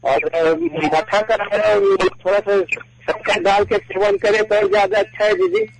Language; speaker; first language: Hindi; native; Hindi